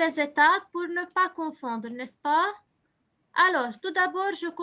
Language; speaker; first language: French; non-native, local second language; Arabic